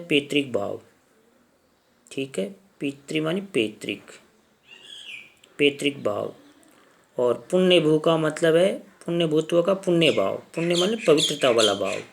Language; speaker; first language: Hindi; native; Hindi